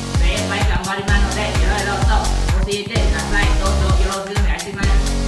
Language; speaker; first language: Japanese; non-native, learner; Khmer